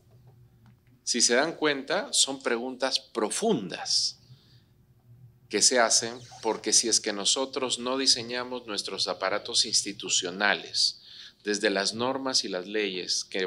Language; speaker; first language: Spanish; native; Spanish